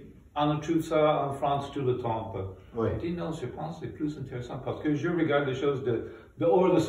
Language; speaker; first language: French; non-native, fluent; English